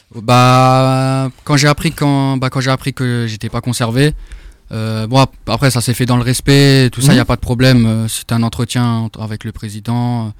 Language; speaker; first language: French; native; French